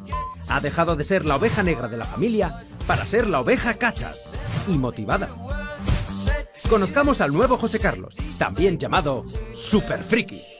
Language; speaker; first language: Spanish; native; Spanish